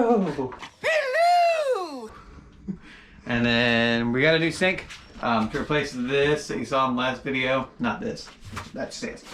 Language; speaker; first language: English; native; English